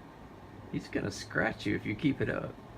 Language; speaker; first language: English; native; English